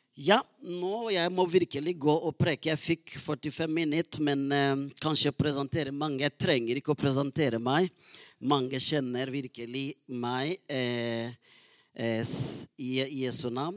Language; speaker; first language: Norwegian; non-native, fluent; Rundi